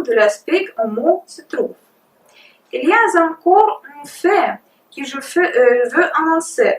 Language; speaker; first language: French; non-native, learner; Russian